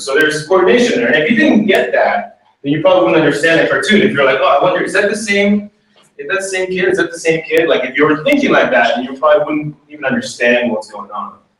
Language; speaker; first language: English; early bilingual, other home language; Spanish